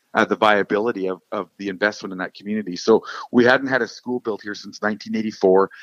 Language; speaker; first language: English; native; English